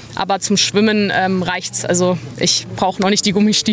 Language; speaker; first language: German; native; German